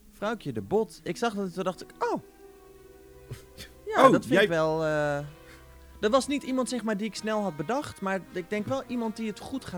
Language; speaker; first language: Dutch; native; Dutch